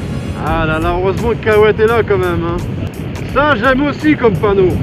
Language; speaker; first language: French; native; French